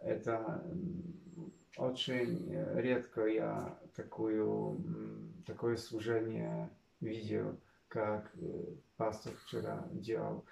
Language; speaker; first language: Russian; non-native, learner; Polish